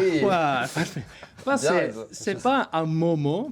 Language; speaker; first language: French; non-native, learner; Italian